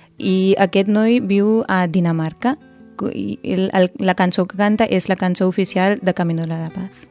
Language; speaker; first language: Catalan; early bilingual, other home language; Punjabi